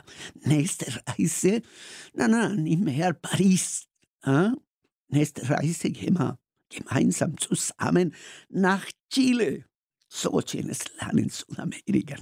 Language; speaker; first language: German; non-native, learner; Spanish